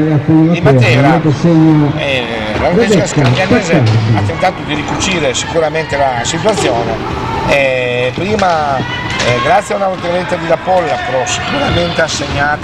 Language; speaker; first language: Italian; native; Italian